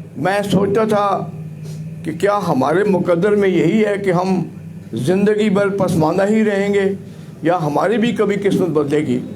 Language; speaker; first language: Urdu; non-native, local second language; Punjabi